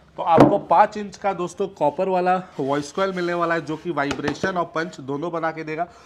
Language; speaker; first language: Hindi; native; Hindi